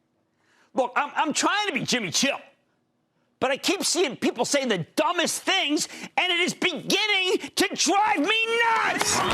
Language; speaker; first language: English; native; English